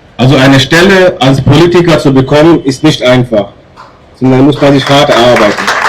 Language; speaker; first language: German; non-native, fluent; Hindi